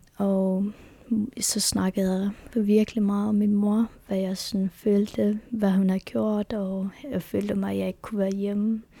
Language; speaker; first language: Danish; non-native, local second language; Kalaallisut